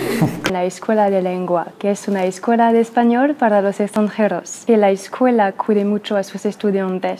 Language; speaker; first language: Spanish; non-native, fluent; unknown